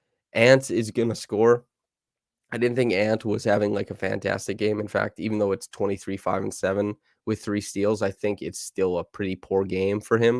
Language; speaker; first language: English; native; English